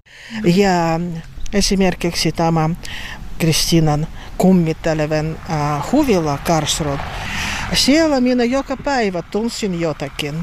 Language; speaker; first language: Finnish; non-native, learner; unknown